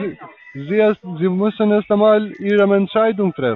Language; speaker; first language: German; non-native, learner; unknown